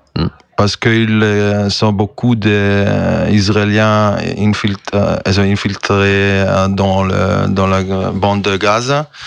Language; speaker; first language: French; non-native, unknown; Croatian